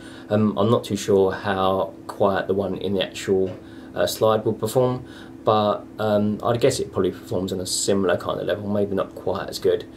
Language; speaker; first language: English; native; English